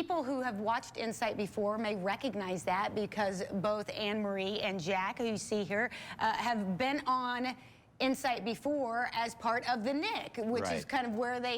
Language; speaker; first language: English; native; English